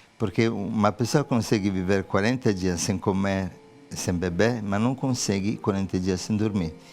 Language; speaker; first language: Portuguese; non-native, fluent; Italian